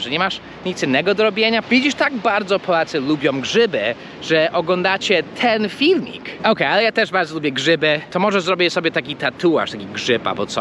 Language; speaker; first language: Polish; early bilingual, heritage; Polish